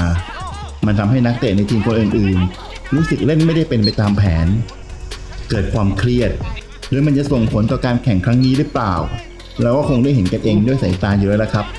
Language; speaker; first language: Thai; native; Thai